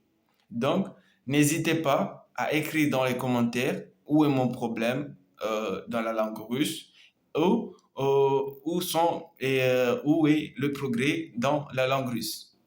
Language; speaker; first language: French; non-native, local second language; Comorian